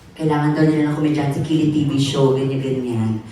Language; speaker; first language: Filipino; native; Filipino